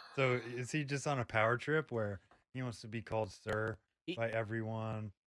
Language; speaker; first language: English; native; English